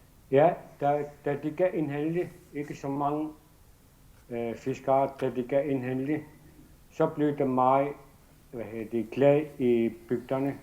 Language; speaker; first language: Danish; non-native, local second language; Kalaallisut